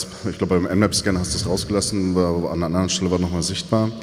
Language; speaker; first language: German; native; German